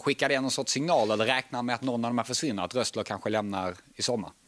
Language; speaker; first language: Swedish; native; Swedish